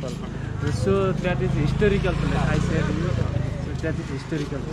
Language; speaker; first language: English; non-native, learner; Nepali